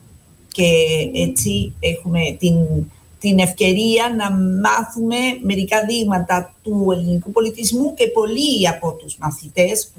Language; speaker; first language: Greek; non-native, fluent; Spanish